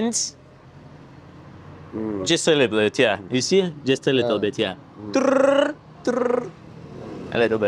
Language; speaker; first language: English; non-native, learner; Lithuanian